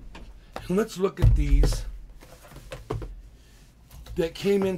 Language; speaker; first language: English; native; English